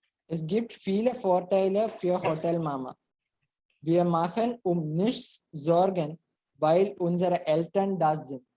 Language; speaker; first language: German; non-native, learner; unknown